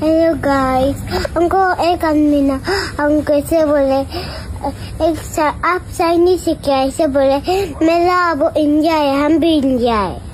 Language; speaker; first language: Hindi; non-native, local second language; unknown